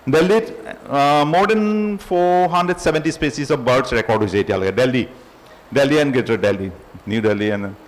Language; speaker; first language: English; non-native, local second language; Assamese